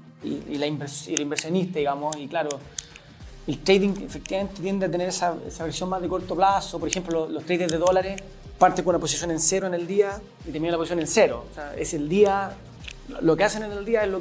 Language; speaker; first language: Spanish; native; Spanish